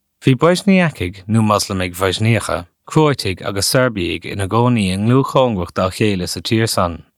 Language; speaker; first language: Irish; native; Irish